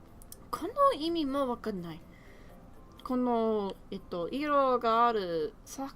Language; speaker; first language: Japanese; non-native, learner; English